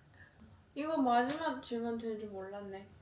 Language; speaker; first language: Korean; non-native, fluent; Chinese